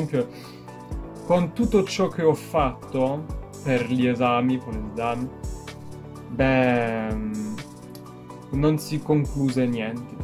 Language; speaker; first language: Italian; non-native, fluent; French